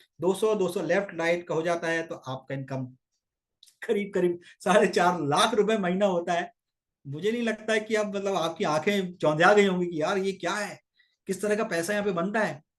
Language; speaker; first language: Hindi; native; Hindi